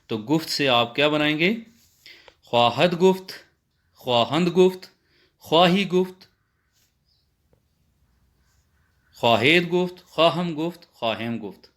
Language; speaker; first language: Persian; non-native, fluent; Urdu